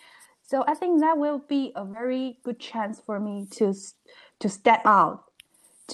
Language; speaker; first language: English; non-native, learner; Chinese